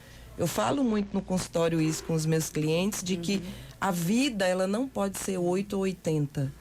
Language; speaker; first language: Portuguese; native; Portuguese